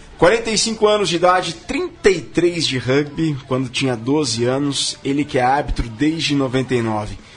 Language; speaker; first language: Portuguese; native; Portuguese